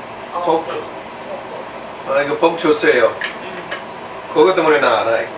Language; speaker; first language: Korean; non-native, learner; Urdu